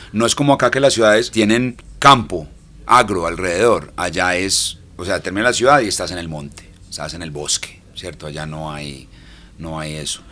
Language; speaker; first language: Spanish; early bilingual, heritage; English